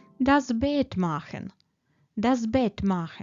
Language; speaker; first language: German; non-native, fluent; Ukrainian